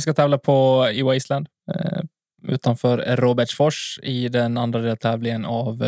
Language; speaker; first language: Swedish; native; Swedish